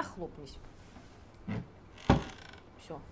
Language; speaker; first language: Russian; native; Russian